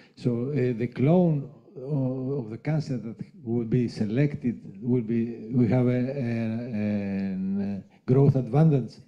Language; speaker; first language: English; non-native, fluent; Greek